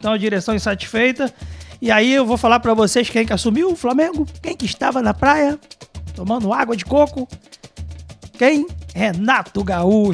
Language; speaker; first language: Portuguese; native; Portuguese